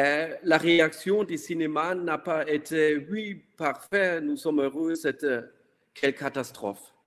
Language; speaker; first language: French; non-native, fluent; German